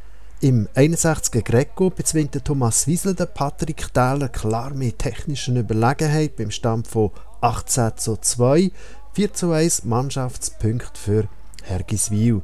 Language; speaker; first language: German; native; German